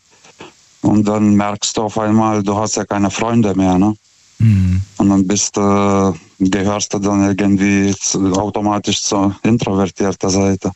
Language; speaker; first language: German; non-native, fluent; Lithuanian